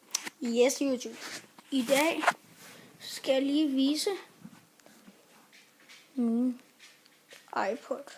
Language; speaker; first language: Danish; native; Danish